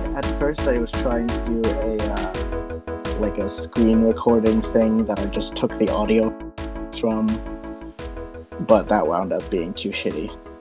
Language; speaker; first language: English; native; English